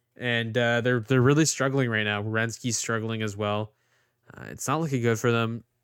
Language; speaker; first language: English; early bilingual, other home language; Maltese